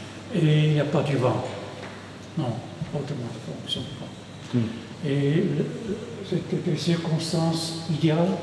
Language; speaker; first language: French; non-native, local second language; German